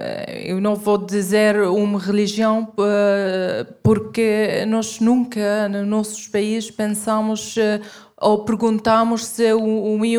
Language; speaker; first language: Portuguese; non-native, fluent; Arabic